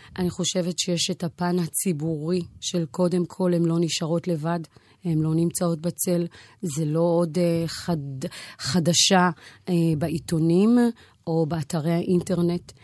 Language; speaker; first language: Hebrew; early bilingual, other home language; Amharic